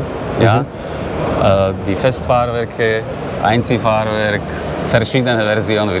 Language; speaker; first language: German; non-native, learner; Slovak